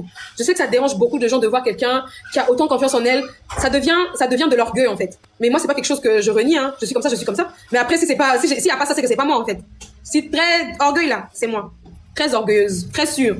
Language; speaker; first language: French; non-native, local second language; Lingala